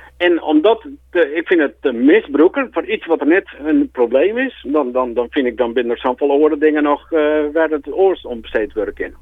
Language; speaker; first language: Dutch; non-native, local second language; Western Frisian